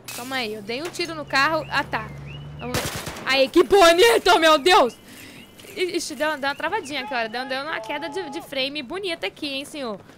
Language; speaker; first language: Portuguese; native; Portuguese